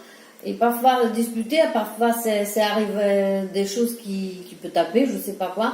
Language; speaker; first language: French; non-native, learner; Ukrainian